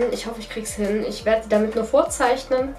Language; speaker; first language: German; native; German